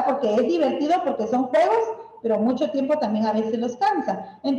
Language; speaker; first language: Spanish; native; Spanish